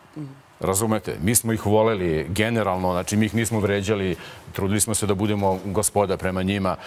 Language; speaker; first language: Bosnian; native; Bosnian